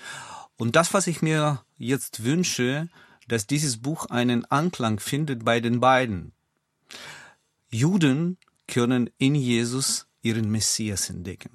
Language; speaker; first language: German; non-native, fluent; Russian